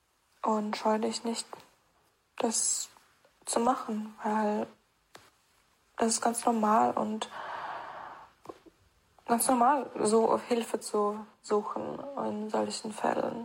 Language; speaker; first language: German; non-native, fluent; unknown